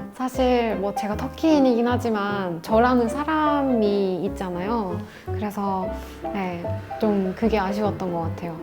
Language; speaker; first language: Korean; non-native, fluent; Turkish